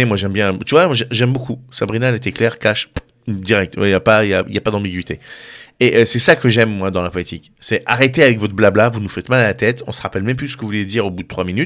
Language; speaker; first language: French; native; French